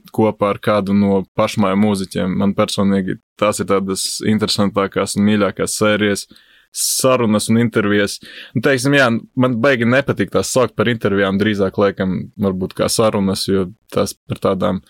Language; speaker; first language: Latvian; native; Latvian